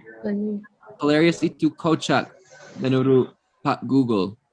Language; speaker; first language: Indonesian; non-native, fluent; English